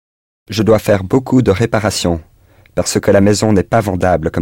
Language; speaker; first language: French; non-native, learner; English